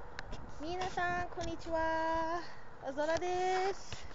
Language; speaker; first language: Japanese; non-native, learner; English